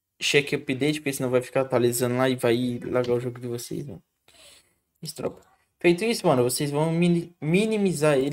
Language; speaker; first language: Portuguese; native; Portuguese